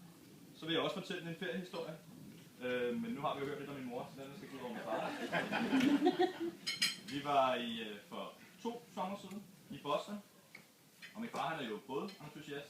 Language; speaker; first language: Danish; native; Danish